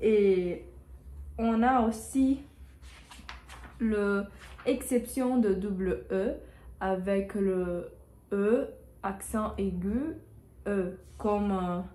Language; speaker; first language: French; non-native, learner; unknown